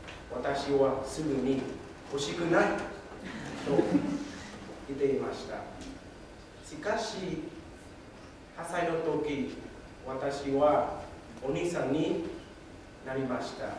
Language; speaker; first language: Japanese; non-native, learner; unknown